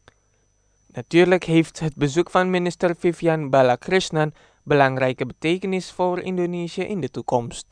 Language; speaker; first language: Dutch; non-native, fluent; Indonesian